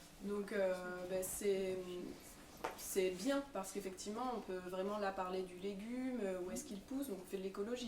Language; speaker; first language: French; native; French